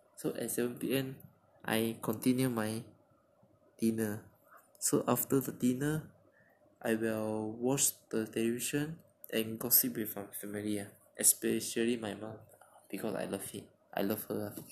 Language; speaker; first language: English; non-native, local second language; Chinese